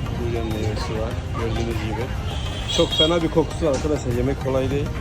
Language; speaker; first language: Turkish; native; Turkish